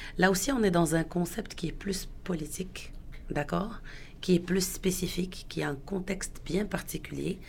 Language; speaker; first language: French; non-native, local second language; Arabic